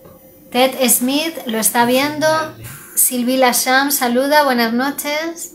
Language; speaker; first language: Spanish; native; Spanish